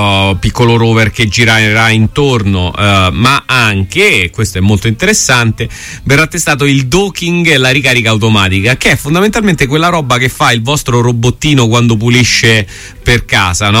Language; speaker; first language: Italian; native; Italian